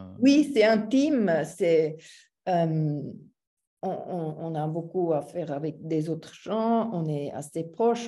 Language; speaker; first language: French; non-native, local second language; German